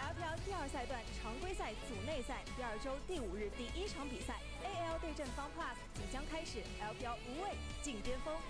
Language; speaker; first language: Chinese; native; Chinese